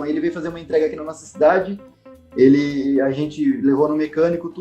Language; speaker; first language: Portuguese; native; Portuguese